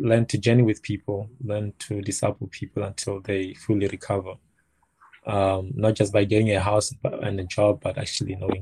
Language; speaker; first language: English; non-native, local second language; Northern Sotho